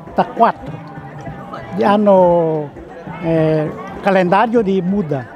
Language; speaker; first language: Italian; non-native, learner; Khmer